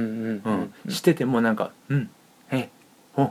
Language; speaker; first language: Japanese; native; Japanese